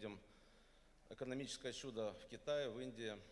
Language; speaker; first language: Russian; native; Russian